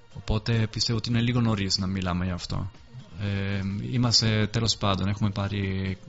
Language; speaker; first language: Greek; non-native, fluent; Italian